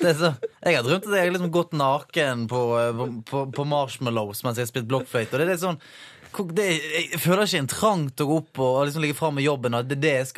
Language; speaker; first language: Norwegian; native; Norwegian